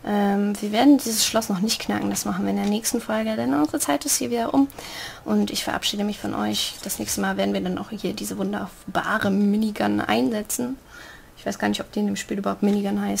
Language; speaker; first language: German; native; German